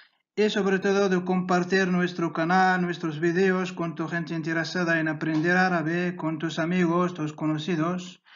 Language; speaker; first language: Spanish; non-native, fluent; Arabic